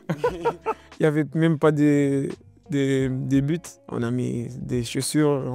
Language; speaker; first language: French; non-native, learner; Portuguese